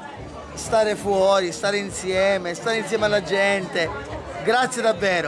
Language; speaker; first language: Italian; native; Italian